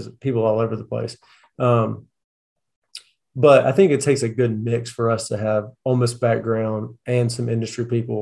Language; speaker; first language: English; native; English